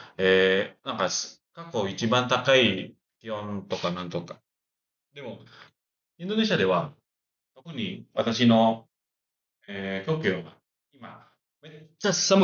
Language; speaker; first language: Japanese; non-native, learner; Indonesian